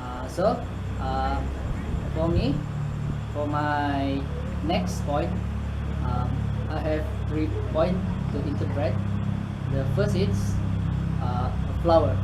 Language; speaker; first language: English; non-native, learner; Malay